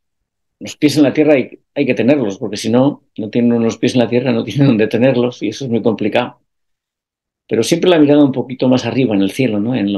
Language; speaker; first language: Spanish; native; Spanish